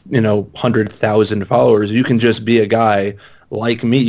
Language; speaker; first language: English; native; English